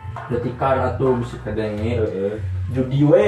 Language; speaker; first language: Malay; non-native, local second language; Sundanese